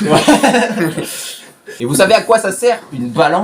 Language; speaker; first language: French; native; French